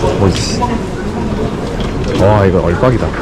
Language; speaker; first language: Korean; native; Korean